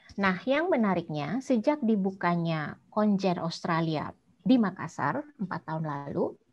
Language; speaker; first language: Indonesian; native; Indonesian